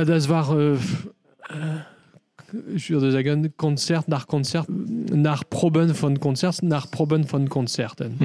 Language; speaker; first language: German; non-native, learner; French